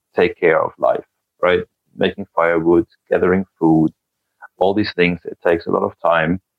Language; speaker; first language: English; non-native, fluent; German